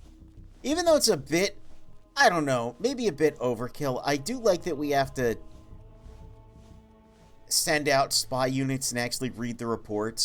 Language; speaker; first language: English; native; English